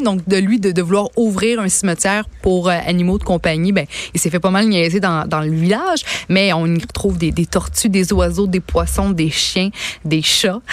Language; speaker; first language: French; native; French